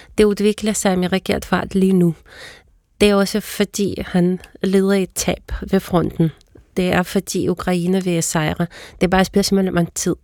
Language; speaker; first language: Danish; non-native, fluent; Russian